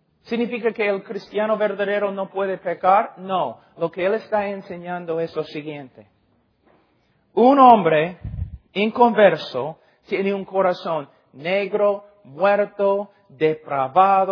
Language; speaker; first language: Spanish; non-native, fluent; English